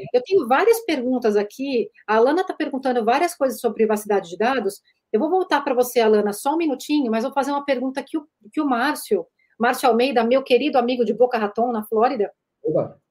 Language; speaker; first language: Portuguese; native; Portuguese